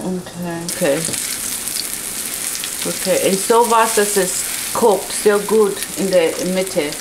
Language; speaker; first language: German; non-native, fluent; English